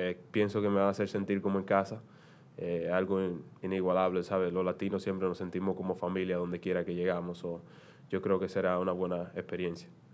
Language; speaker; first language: Spanish; native; Spanish